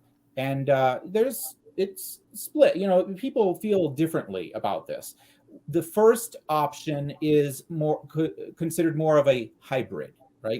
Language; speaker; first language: English; native; English